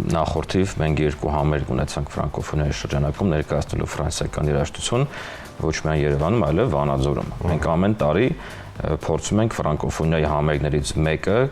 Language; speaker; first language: Armenian; native; Armenian